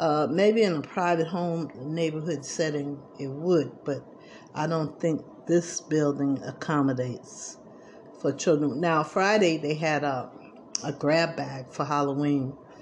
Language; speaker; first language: English; native; English